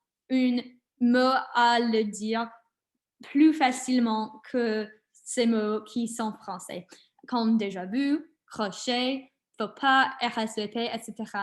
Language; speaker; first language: French; non-native, learner; English